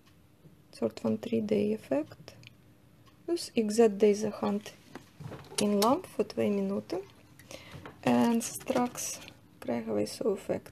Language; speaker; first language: Dutch; non-native, learner; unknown